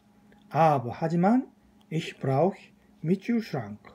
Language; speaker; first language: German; non-native, fluent; Korean